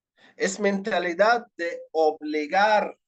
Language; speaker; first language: Spanish; non-native, fluent; Arabic